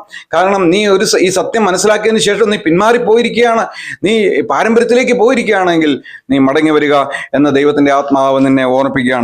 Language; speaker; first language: Malayalam; native; Malayalam